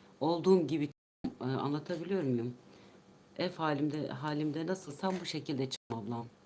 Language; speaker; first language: Turkish; non-native, local second language; Kurdish